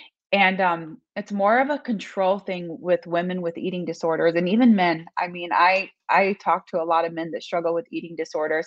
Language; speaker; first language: English; native; English